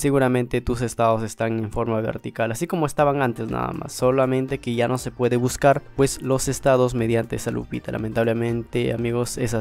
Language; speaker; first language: Spanish; native; Spanish